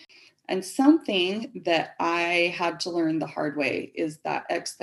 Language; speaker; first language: English; native; English